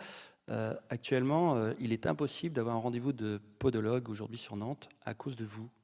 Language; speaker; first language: French; native; French